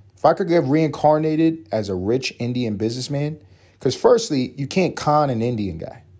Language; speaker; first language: English; native; English